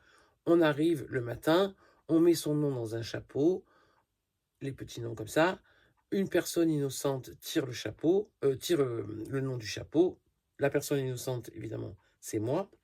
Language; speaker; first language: French; native; French